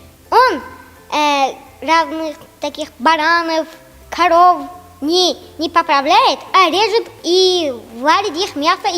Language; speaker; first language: Russian; non-native, local second language; Tajik